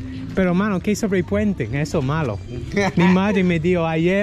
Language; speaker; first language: Spanish; non-native, learner; English